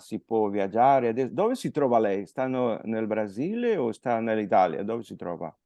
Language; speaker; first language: Italian; non-native, fluent; Spanish